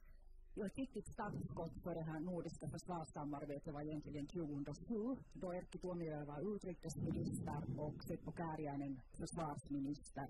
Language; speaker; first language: Swedish; non-native, local second language; Finnish